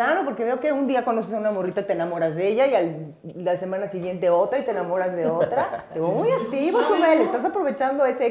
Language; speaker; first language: Spanish; native; Spanish